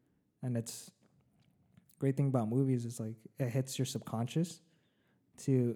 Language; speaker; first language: English; early bilingual, other home language; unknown